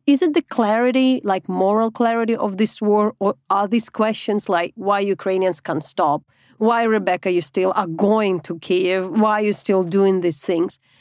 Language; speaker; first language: English; non-native, fluent; Ukrainian